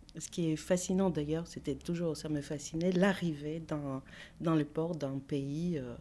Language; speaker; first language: French; non-native, fluent; Greek